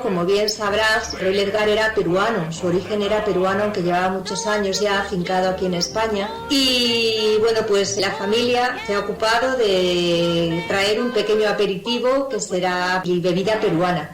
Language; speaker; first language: Spanish; native; Spanish